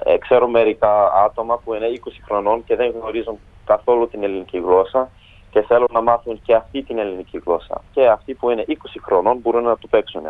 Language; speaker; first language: Greek; early bilingual, heritage; Greek